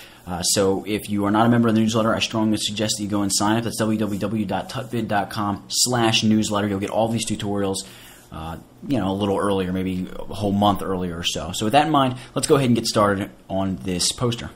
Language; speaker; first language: English; native; English